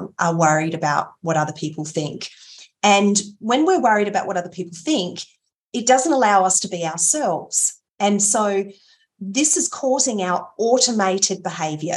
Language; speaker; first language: English; native; English